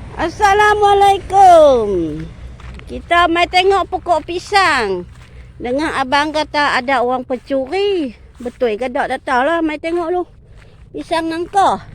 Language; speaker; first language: Malay; native; Malay